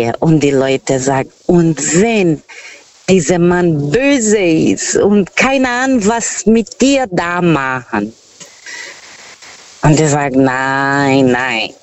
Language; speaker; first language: German; non-native, fluent; Portuguese